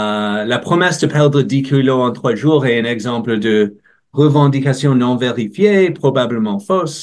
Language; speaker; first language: French; non-native, learner; English